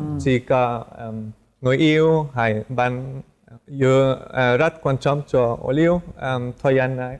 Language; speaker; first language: Vietnamese; non-native, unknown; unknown